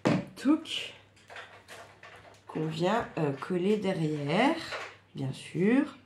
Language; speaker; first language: French; native; French